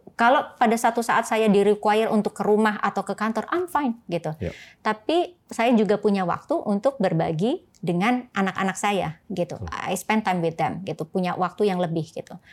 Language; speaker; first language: Indonesian; native; Indonesian